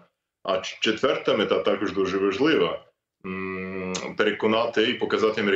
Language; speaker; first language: Ukrainian; non-native, fluent; English